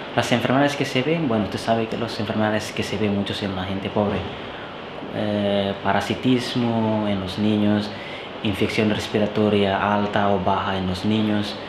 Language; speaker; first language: Spanish; non-native, fluent; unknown